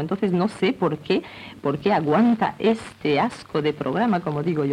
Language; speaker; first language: Spanish; non-native, local second language; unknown